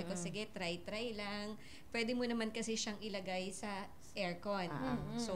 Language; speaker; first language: Filipino; native; Filipino